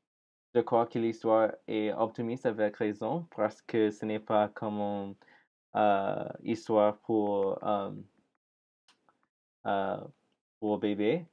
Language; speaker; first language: French; non-native, learner; English